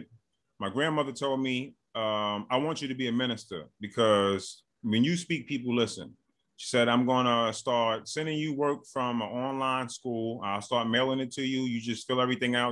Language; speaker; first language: English; native; English